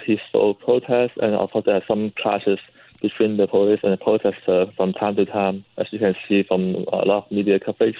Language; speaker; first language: English; non-native, local second language; Cantonese